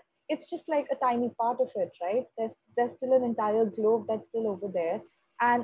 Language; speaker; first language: English; non-native, local second language; Hindi